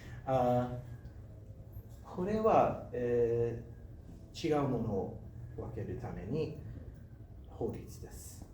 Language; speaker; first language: Japanese; non-native, learner; English